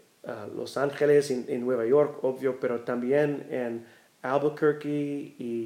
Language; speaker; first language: Spanish; non-native, learner; English